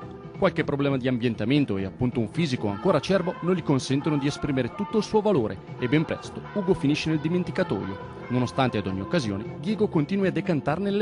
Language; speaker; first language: Italian; native; Italian